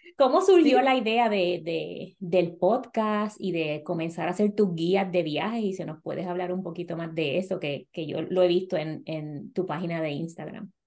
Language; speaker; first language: Spanish; native; Spanish